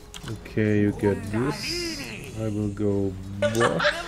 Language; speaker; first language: English; non-native, fluent; German